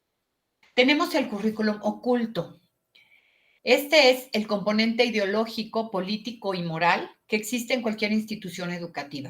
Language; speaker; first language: Spanish; native; Spanish